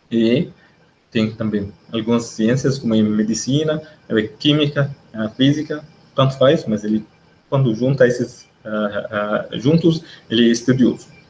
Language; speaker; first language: Portuguese; non-native, fluent; Arabic